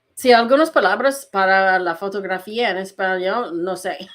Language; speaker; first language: Spanish; non-native, learner; English